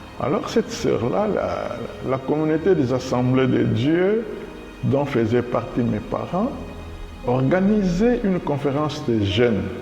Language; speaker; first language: French; non-native, local second language; Lingala